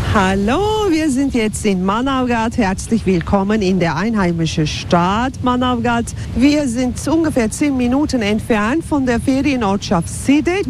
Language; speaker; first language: German; non-native, fluent; Turkish